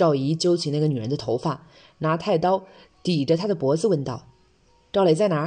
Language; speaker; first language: Chinese; native; Chinese